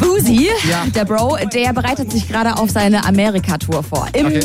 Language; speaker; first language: German; native; German